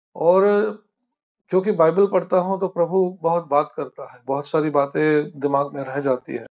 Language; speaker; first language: Hindi; non-native, local second language; Marathi